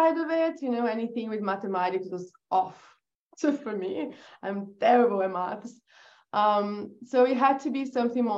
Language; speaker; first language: English; non-native, fluent; Portuguese